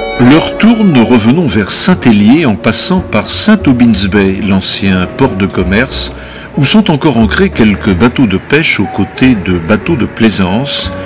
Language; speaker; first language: French; native; French